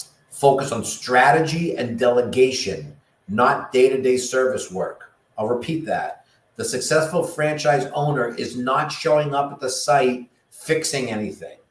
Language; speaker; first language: English; native; English